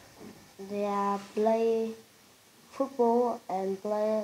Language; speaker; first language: English; non-native, learner; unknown